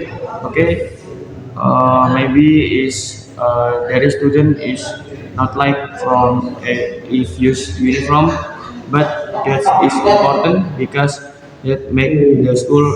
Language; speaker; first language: English; non-native, learner; Indonesian